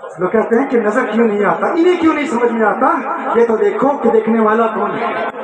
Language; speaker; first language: Urdu; early bilingual, heritage; English